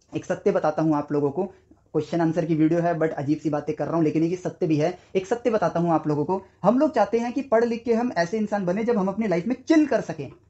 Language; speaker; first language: Hindi; native; Hindi